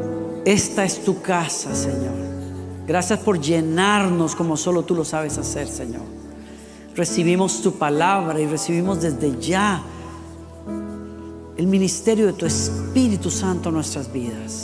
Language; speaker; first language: Spanish; native; Spanish